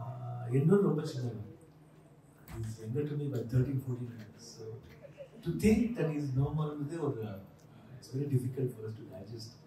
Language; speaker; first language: Tamil; non-native, learner; Kannada